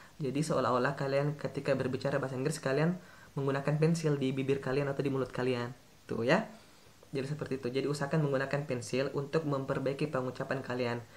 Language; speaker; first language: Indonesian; native; Indonesian